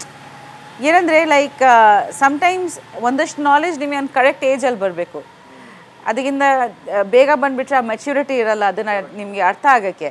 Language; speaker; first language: Kannada; non-native, local second language; Bangla